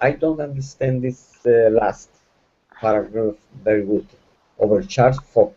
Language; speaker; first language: English; non-native, fluent; Spanish